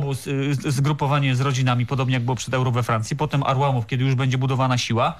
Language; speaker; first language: Polish; native; Polish